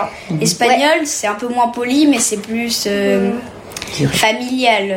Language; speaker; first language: French; early bilingual, heritage; French